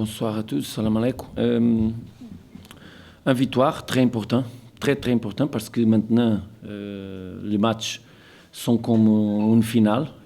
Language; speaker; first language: French; non-native, fluent; Portuguese